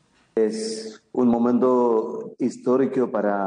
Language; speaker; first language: Spanish; non-native, fluent; Malayalam